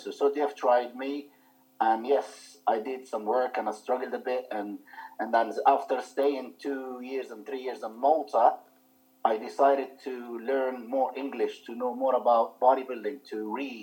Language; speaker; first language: English; non-native, fluent; Arabic